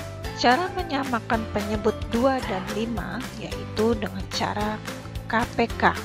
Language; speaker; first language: Indonesian; native; Indonesian